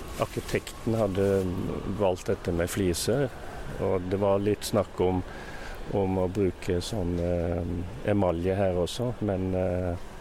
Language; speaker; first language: Norwegian; native; Norwegian